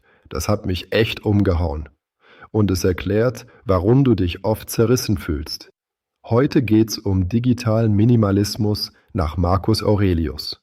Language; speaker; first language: German; native; German